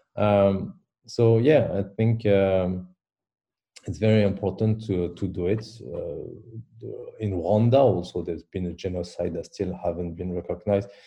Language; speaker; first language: English; non-native, fluent; French